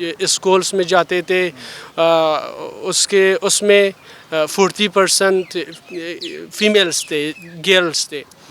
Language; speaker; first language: Hindi; non-native, fluent; Persian